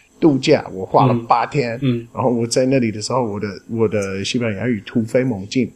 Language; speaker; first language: Chinese; non-native, fluent; English